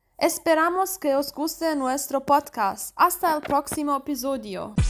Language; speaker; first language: Spanish; non-native, learner; German